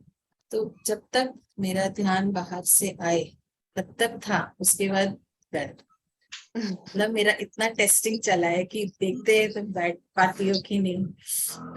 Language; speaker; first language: Hindi; native; Hindi